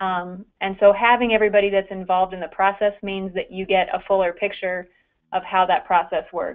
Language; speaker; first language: English; native; English